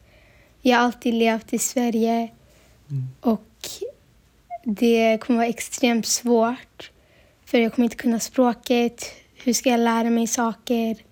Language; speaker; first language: Swedish; early bilingual, other home language; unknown